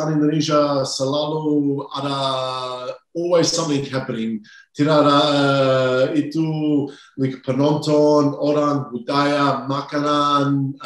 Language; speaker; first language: Indonesian; non-native, fluent; English